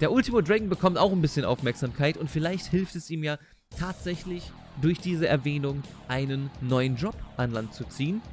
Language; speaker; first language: German; native; German